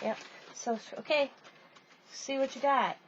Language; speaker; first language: English; native; English